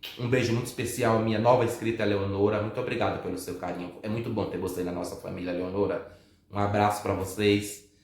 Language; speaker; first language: Portuguese; native; Portuguese